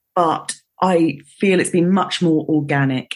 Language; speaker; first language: English; native; English